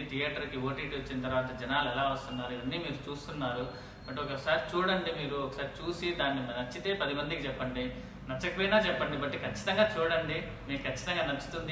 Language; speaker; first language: Telugu; native; Telugu